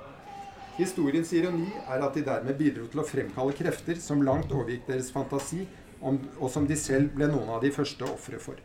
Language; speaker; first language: Norwegian; native; Norwegian